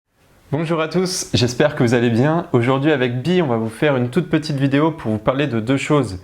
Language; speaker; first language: French; native; French